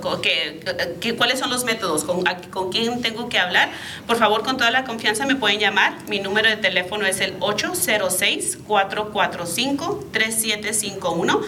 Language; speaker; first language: Spanish; early bilingual, heritage; Spanish